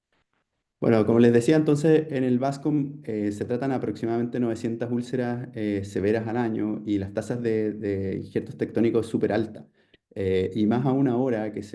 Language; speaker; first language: Spanish; native; Spanish